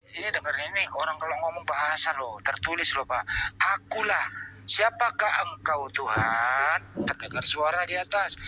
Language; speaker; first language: Indonesian; native; Indonesian